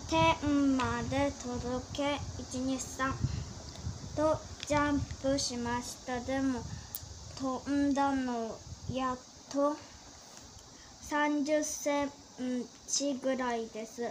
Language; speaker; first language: Japanese; early bilingual, heritage; Korean